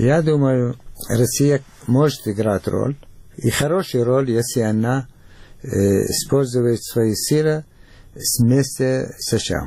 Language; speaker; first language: Russian; non-native, fluent; Arabic